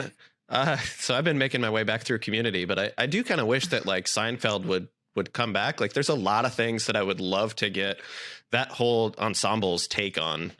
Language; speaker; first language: English; native; English